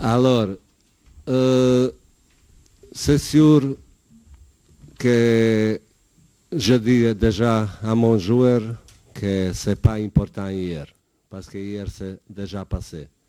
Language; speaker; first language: French; non-native, learner; Bosnian